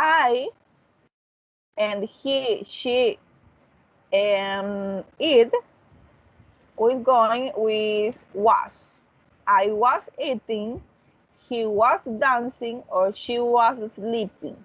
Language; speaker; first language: English; non-native, learner; Spanish